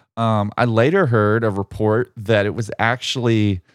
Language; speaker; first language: English; native; English